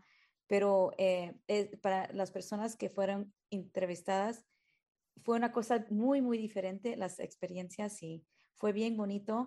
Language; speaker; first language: Spanish; early bilingual, heritage; Spanish